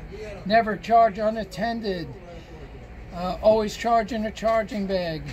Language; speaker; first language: English; native; English